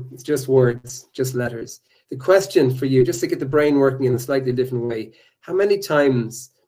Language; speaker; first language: English; native; English